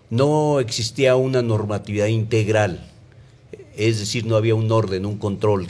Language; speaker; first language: Spanish; native; Spanish